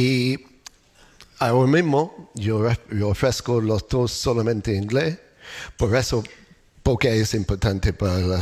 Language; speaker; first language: Spanish; non-native, learner; English